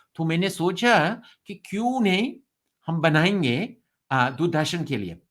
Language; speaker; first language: Hindi; non-native, learner; English